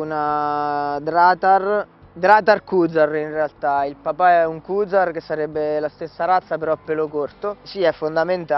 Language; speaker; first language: Italian; native; Italian